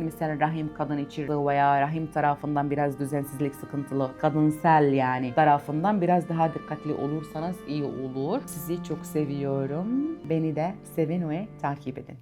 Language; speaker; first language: Turkish; non-native, fluent; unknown